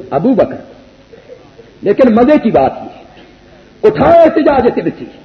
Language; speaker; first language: Urdu; non-native, local second language; Punjabi